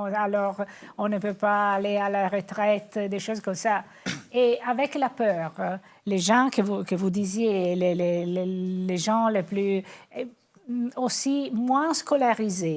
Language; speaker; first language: French; non-native, fluent; Italian